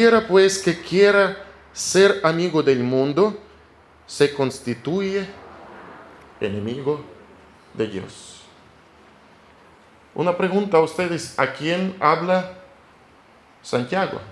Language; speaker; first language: Spanish; non-native, fluent; Russian